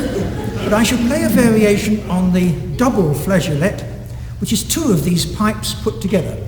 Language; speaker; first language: English; native; English